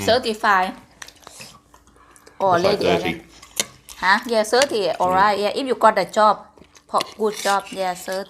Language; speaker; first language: English; non-native, learner; Thai